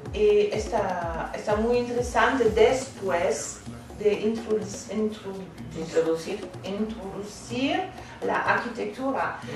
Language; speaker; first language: Spanish; non-native, fluent; German